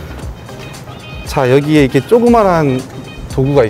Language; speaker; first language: Korean; native; Korean